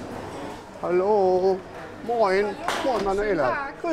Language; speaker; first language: German; native; German